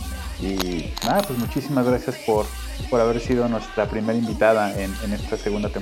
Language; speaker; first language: Spanish; native; Spanish